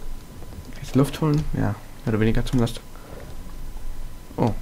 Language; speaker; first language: German; native; German